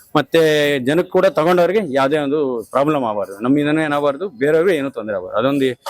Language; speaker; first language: Kannada; native; Kannada